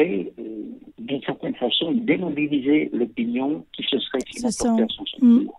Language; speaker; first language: French; native; French